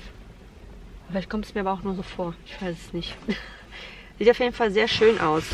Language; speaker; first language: German; native; German